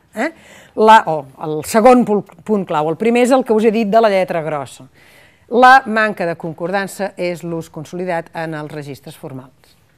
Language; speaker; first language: Catalan; native; Catalan